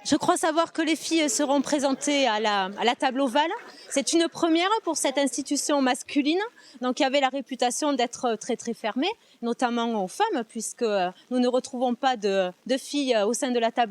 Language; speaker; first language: French; native; French